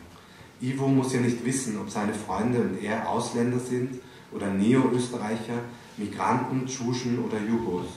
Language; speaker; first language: German; native; German